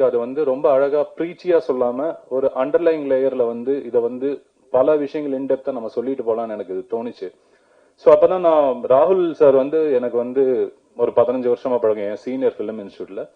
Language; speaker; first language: Tamil; native; Tamil